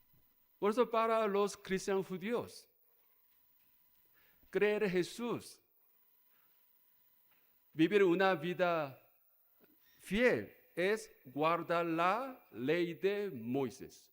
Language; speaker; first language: Spanish; non-native, learner; Korean